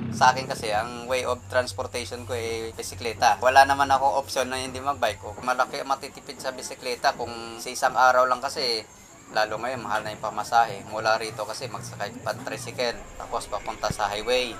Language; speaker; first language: Filipino; non-native, local second language; Hiligaynon